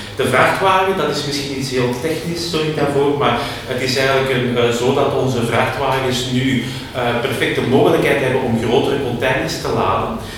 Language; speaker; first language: Dutch; native; Dutch